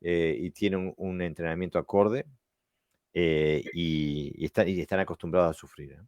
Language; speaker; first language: Spanish; native; Spanish